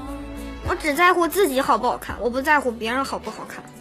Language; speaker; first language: Chinese; native; Chinese